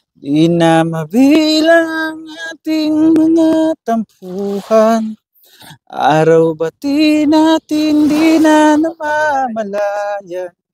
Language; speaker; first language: Filipino; non-native, local second language; Waray